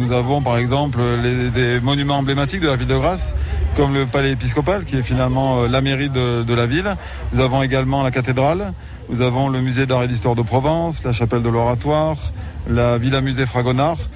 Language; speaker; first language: French; native; French